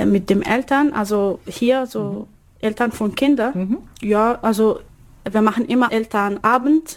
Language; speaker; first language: German; non-native, learner; Arabic